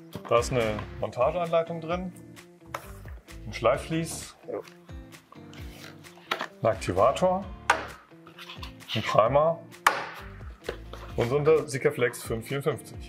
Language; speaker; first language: German; native; German